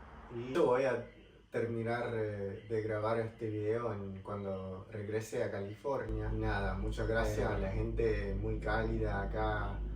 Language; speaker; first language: Spanish; non-native, fluent; English